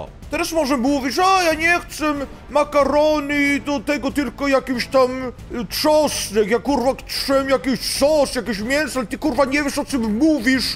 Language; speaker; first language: Polish; early bilingual, heritage; Polish